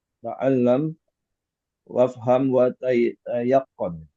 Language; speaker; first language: Arabic; non-native, learner; Indonesian